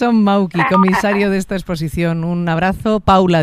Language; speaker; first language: Spanish; native; Spanish